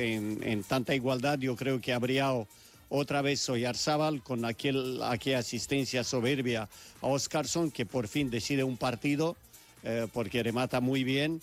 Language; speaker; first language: Spanish; native; Spanish